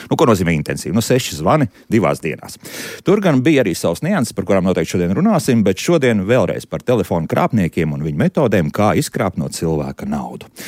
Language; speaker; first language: Latvian; native; Latvian